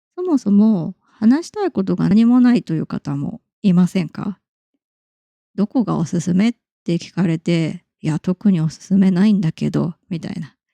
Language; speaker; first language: Japanese; native; Japanese